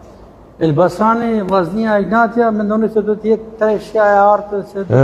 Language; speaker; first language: Albanian; native; Albanian